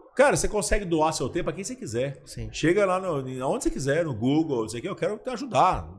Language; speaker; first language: Portuguese; native; Portuguese